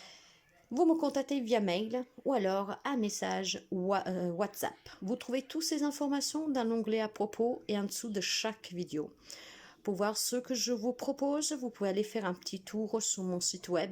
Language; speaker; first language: French; non-native, fluent; Italian